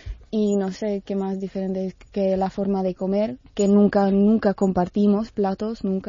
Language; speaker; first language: Spanish; non-native, fluent; Czech